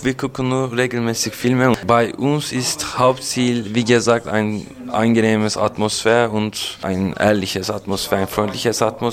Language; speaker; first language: German; non-native, fluent; Turkish